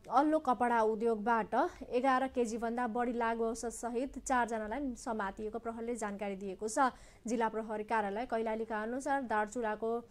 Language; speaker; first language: Nepali; non-native, local second language; Maithili